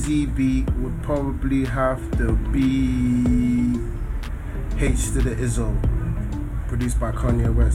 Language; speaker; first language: English; native; English